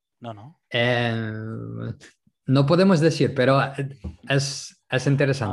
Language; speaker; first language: Spanish; non-native, local second language; French